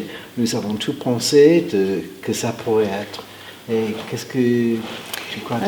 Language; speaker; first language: French; non-native, fluent; English